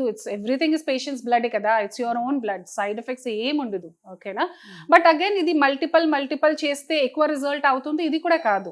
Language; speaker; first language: Telugu; non-native, learner; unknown